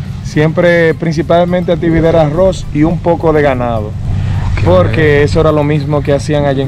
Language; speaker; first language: Spanish; native; Spanish